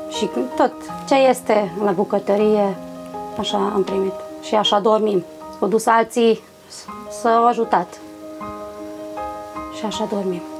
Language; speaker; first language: Romanian; non-native, local second language; Hungarian